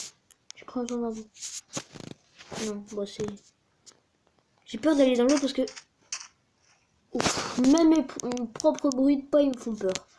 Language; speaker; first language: French; native; French